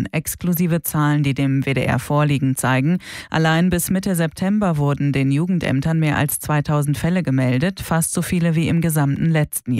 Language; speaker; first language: German; native; German